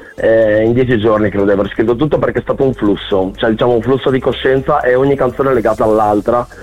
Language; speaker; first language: Italian; native; Italian